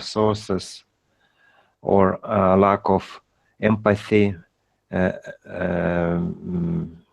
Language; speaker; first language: English; non-native, learner; Russian